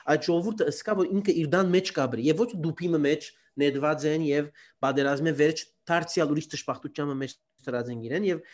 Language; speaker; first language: Armenian; early bilingual, heritage; Armenian